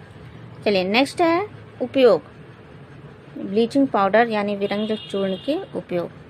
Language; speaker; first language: Hindi; native; Hindi